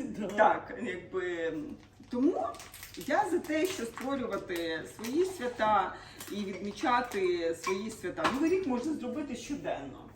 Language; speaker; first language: Ukrainian; non-native, local second language; Russian